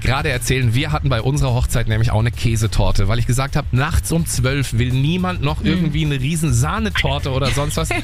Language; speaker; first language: German; native; German